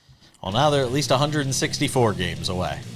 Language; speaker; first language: English; native; English